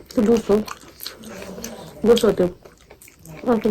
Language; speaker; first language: Korean; non-native, learner; Nepali